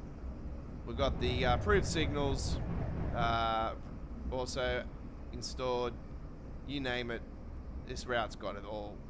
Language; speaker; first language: English; native; English